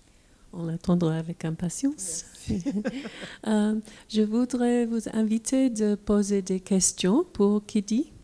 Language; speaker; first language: French; non-native, fluent; English